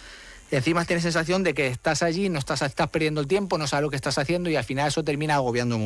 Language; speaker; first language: Spanish; native; Spanish